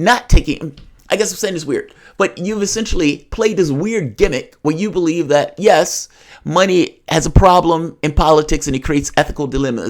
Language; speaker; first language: English; native; English